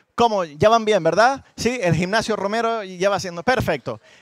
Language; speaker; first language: Spanish; native; Spanish